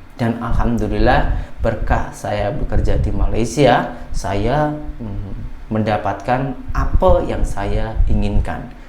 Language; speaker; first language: Indonesian; native; Indonesian